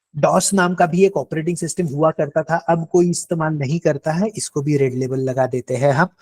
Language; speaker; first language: Hindi; non-native, local second language; Marathi